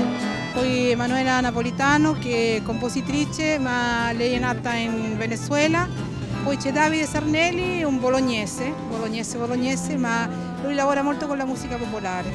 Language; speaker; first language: Italian; non-native, fluent; Spanish